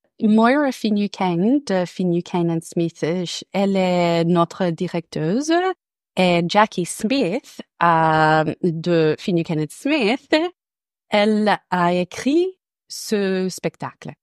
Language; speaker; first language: French; non-native, learner; English